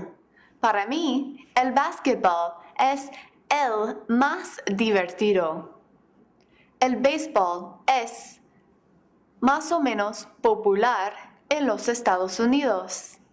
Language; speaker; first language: Spanish; non-native, fluent; English